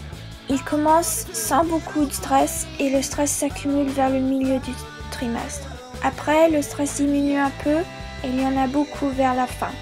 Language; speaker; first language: French; non-native, fluent; English